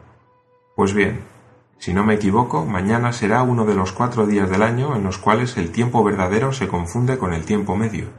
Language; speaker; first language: Spanish; native; Spanish